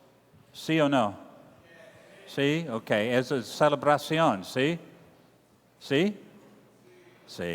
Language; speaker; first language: Spanish; non-native, learner; English